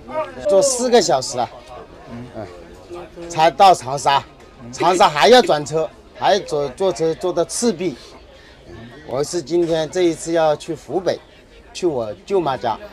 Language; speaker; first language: Chinese; native; Chinese